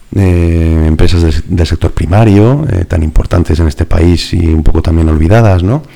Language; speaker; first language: Spanish; native; Spanish